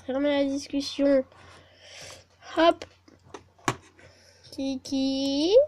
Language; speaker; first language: French; native; French